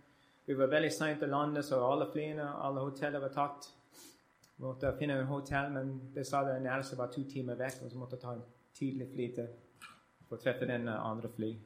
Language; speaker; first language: Norwegian; non-native, learner; English